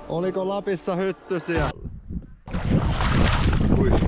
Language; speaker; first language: Finnish; native; Finnish